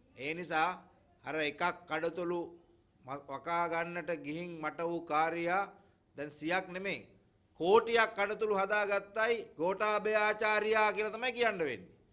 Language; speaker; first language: Sinhala; native; Sinhala